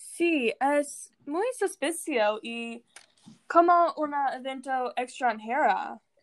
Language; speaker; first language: Spanish; non-native, learner; English